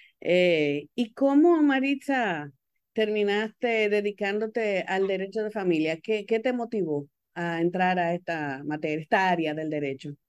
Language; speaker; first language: Spanish; native; Spanish